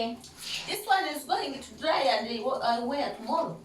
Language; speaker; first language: English; non-native, learner; Thai